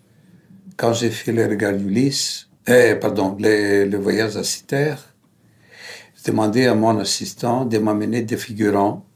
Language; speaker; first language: French; non-native, fluent; Greek